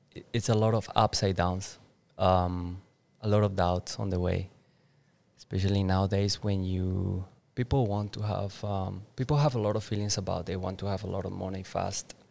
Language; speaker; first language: English; non-native, fluent; Spanish